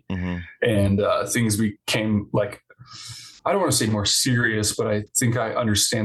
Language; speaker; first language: English; native; English